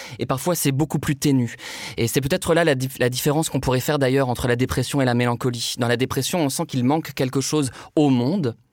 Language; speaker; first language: French; native; French